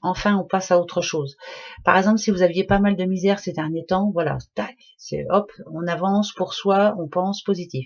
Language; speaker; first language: French; native; French